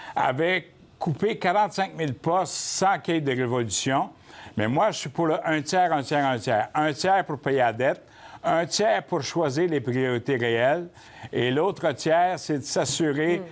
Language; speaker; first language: French; native; French